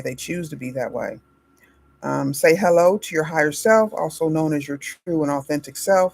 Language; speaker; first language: English; native; English